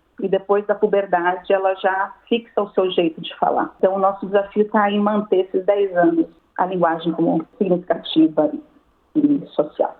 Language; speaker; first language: Portuguese; native; Portuguese